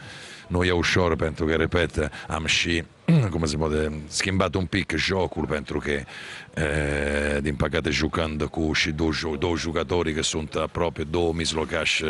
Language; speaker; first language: Romanian; non-native, fluent; Italian